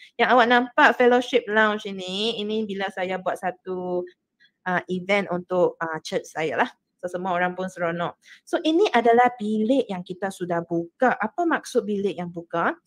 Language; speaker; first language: Malay; non-native, local second language; Chinese